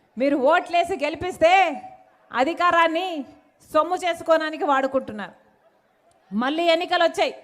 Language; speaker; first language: Telugu; native; Telugu